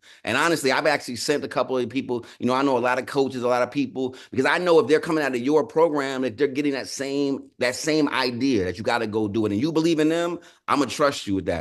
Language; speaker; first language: English; native; English